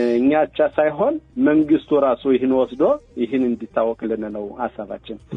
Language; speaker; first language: Amharic; early bilingual, heritage; Amharic